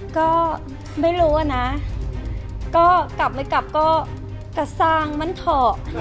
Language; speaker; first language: Thai; non-native, fluent; Vietnamese